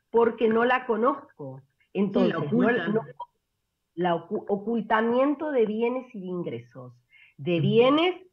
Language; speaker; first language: Spanish; native; Spanish